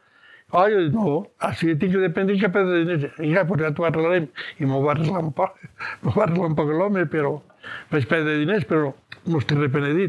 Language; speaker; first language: Catalan; native; Catalan